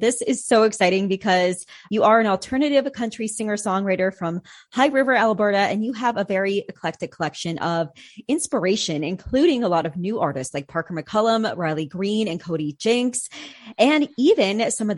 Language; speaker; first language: English; native; English